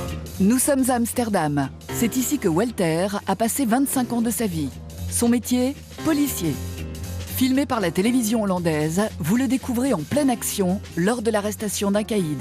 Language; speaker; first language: French; native; French